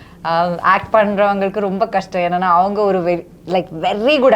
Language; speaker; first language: Tamil; non-native, fluent; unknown